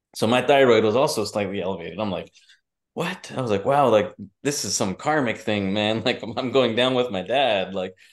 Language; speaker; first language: English; native; English